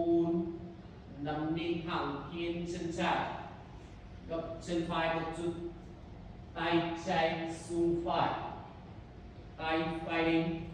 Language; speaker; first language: Vietnamese; non-native, learner; Indonesian